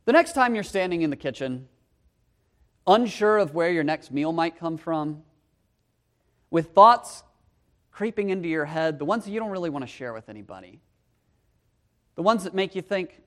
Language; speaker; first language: English; native; English